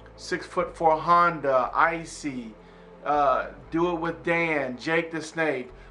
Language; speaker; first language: English; native; English